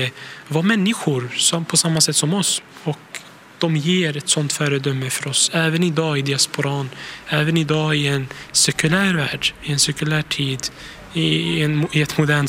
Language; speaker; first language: Swedish; early bilingual, other home language; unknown